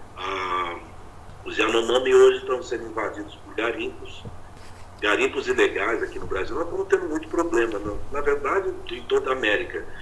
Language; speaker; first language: Portuguese; native; Portuguese